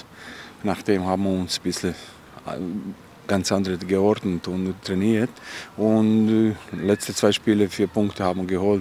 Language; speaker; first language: German; non-native, learner; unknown